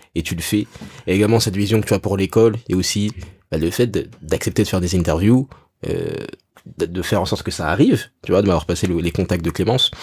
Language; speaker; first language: French; native; French